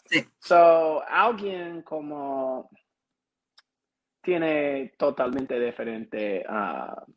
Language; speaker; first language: Spanish; non-native, learner; English